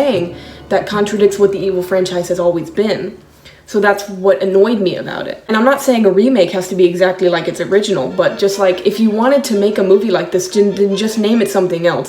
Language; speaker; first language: English; native; English